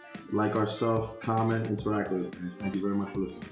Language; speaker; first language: English; early bilingual, other home language; Spanish